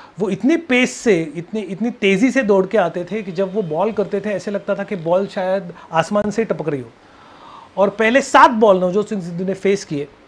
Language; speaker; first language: Hindi; non-native, local second language; Marathi